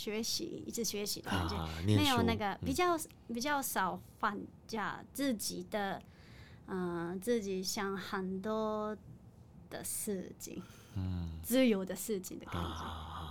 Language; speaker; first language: Chinese; non-native, learner; Japanese